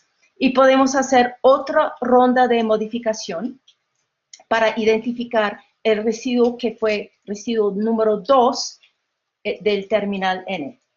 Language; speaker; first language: Spanish; non-native, fluent; English